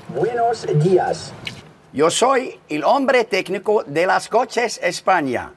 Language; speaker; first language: Spanish; non-native, learner; German